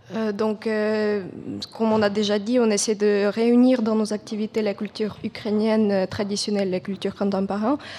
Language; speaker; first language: French; non-native, fluent; Ukrainian